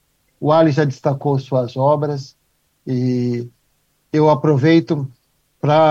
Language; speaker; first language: Portuguese; native; Portuguese